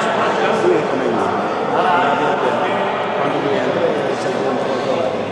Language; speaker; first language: Italian; non-native, learner; English